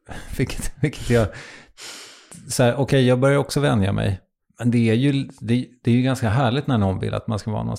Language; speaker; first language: Swedish; native; Swedish